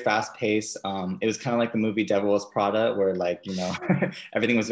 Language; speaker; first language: English; native; English